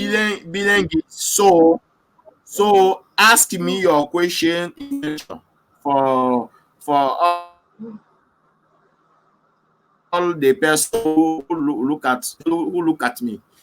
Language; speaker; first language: English; non-native, learner; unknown